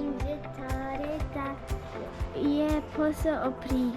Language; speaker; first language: Romanian; early bilingual, heritage; Romanian